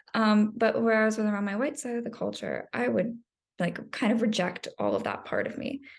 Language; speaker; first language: English; native; English